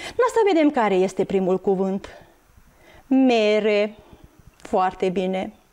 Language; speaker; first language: Romanian; non-native, local second language; Hungarian